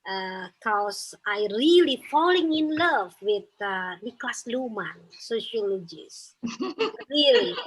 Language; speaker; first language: English; non-native, fluent; Indonesian